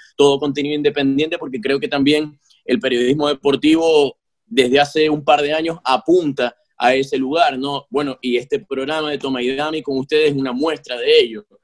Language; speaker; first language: Spanish; native; Spanish